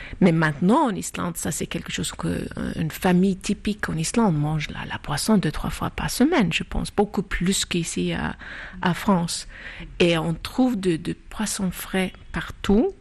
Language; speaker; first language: French; non-native, fluent; Icelandic